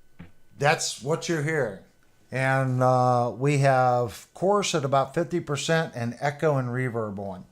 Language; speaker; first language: English; native; English